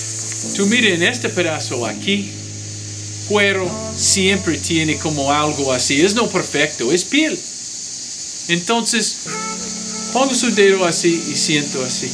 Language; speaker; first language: Spanish; non-native, learner; English